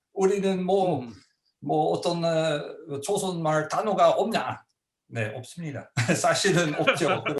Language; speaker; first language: Korean; non-native, fluent; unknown